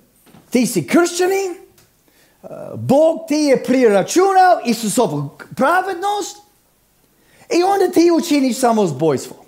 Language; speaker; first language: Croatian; non-native, fluent; English